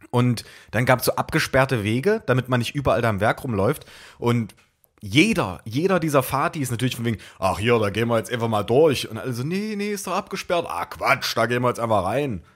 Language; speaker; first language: German; native; German